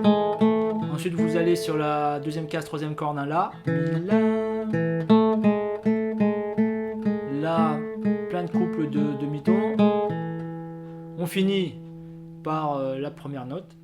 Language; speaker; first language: French; native; French